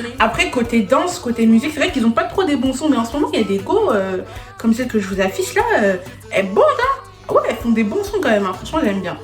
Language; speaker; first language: French; native; French